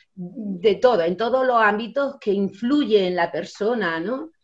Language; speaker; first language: Spanish; native; Spanish